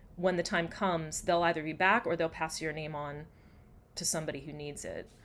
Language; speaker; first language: English; native; English